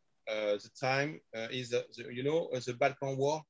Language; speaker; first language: English; non-native, learner; French